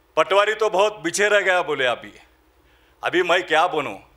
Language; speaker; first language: Hindi; non-native, local second language; Marathi